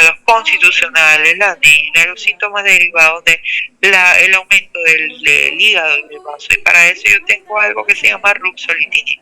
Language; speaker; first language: Spanish; native; Spanish